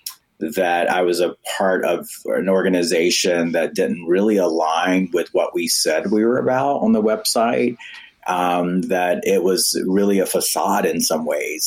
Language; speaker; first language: English; native; English